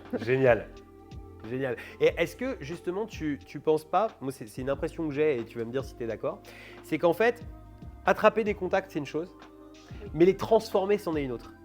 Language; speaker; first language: French; native; French